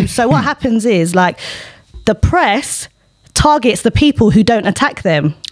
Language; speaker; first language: English; native; English